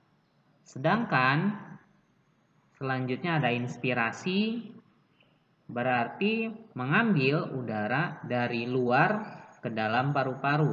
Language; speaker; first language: Indonesian; native; Indonesian